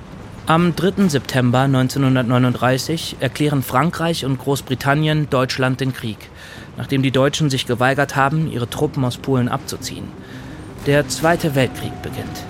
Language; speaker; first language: German; native; German